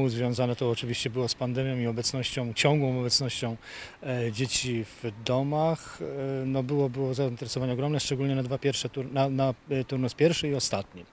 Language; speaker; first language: Polish; native; Polish